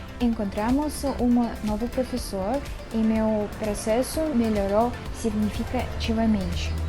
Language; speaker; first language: Portuguese; non-native, learner; Russian